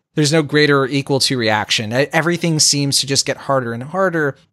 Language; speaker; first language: English; native; English